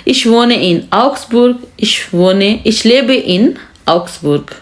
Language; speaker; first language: German; non-native, fluent; Urdu